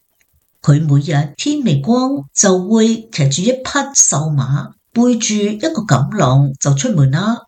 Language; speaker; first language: Chinese; native; Chinese